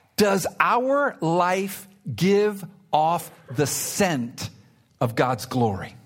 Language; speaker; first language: English; early bilingual, other home language; Spanish